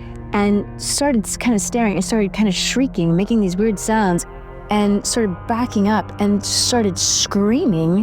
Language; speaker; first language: English; native; English